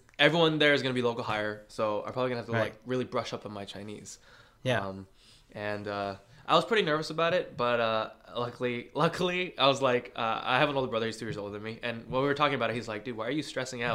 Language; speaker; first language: English; early bilingual, other home language; Chinese